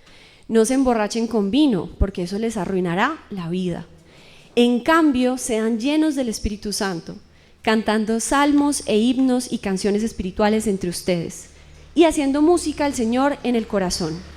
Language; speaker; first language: Spanish; native; Spanish